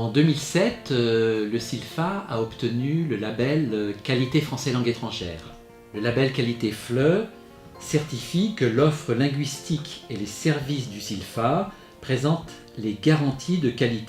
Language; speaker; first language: French; native; French